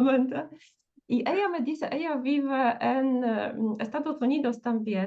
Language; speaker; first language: Spanish; non-native, fluent; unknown